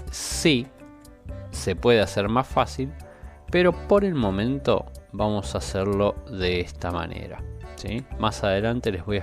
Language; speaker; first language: Spanish; native; Spanish